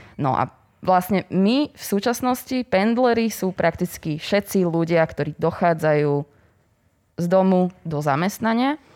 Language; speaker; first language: Slovak; native; Slovak